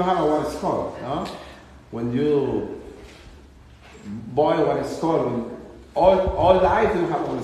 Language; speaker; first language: English; non-native, learner; Spanish